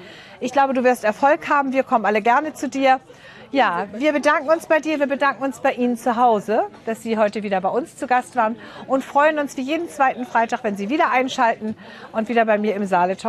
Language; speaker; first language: German; native; German